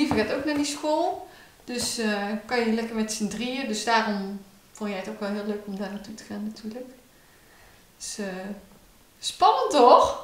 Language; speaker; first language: Dutch; native; Dutch